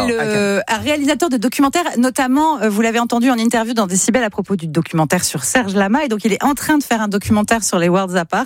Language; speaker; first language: French; native; French